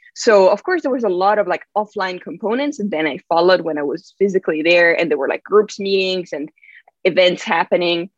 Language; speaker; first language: English; non-native, fluent; Italian